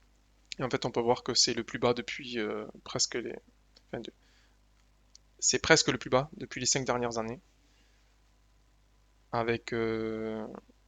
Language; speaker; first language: French; native; French